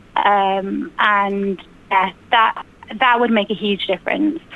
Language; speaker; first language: English; native; English